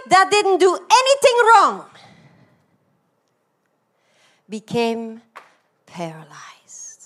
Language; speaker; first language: English; non-native, fluent; Dutch